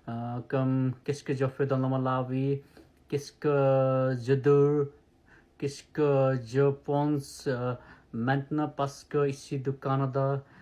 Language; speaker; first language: French; non-native, learner; Nepali